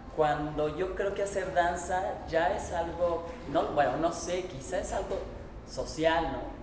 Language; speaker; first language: Spanish; native; Spanish